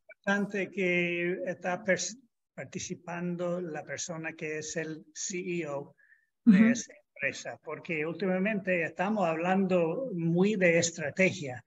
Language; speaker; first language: Spanish; non-native, fluent; English